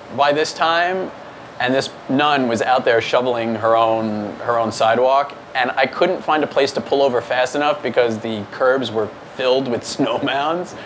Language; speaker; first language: English; native; English